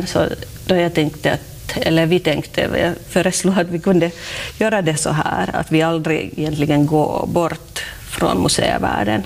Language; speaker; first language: Swedish; non-native, local second language; Finnish